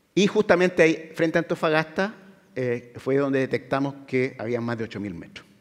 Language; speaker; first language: Spanish; native; Spanish